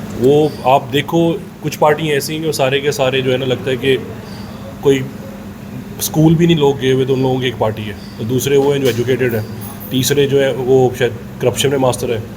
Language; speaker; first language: Urdu; native; Urdu